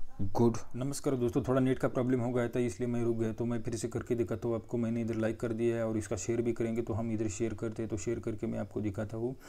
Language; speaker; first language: Hindi; non-native, local second language; Marathi